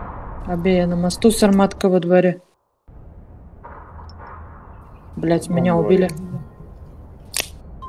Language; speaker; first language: Russian; native; Russian